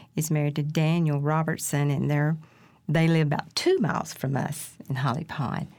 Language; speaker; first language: English; native; English